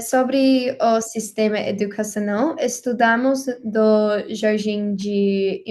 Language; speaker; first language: Portuguese; non-native, learner; English